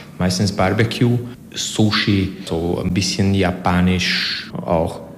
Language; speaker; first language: German; non-native, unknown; Hungarian